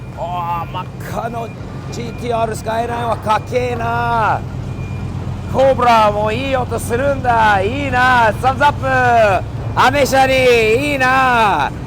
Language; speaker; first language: Japanese; non-native, fluent; English